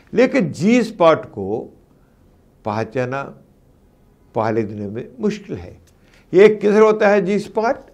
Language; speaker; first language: Hindi; non-native, local second language; Telugu